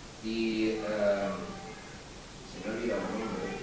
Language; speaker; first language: Spanish; native; Spanish